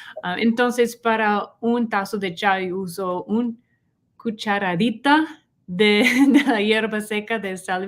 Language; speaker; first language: Spanish; non-native, learner; English